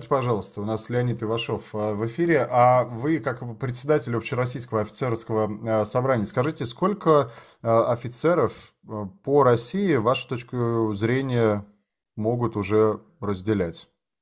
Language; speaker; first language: Russian; native; Russian